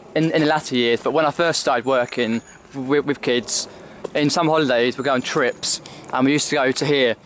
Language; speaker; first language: English; native; English